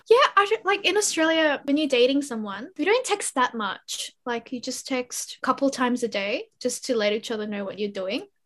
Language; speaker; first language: English; early bilingual, other home language; Korean